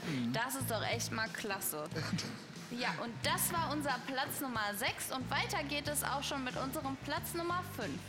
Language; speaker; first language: German; native; German